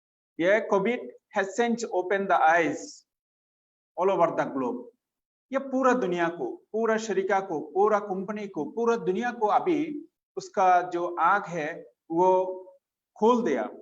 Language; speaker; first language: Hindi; non-native, fluent; Bangla